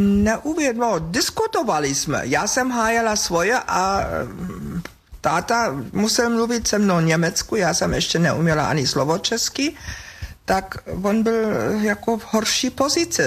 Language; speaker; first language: Czech; non-native, fluent; German